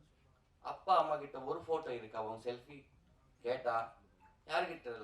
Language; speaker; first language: Tamil; non-native, learner; Telugu